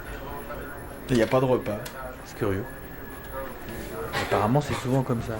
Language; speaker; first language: French; native; French